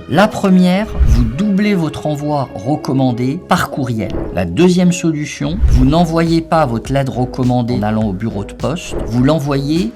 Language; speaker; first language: French; native; French